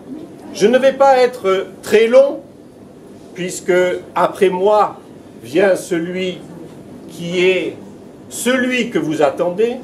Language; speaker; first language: French; native; French